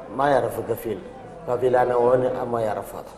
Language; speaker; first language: Arabic; non-native, learner; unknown